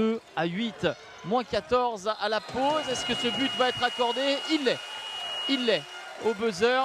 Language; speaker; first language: French; native; French